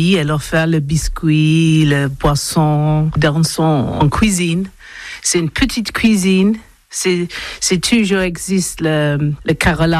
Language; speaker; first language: French; non-native, learner; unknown